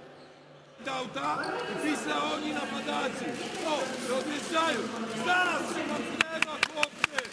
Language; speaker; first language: Ukrainian; non-native, learner; Polish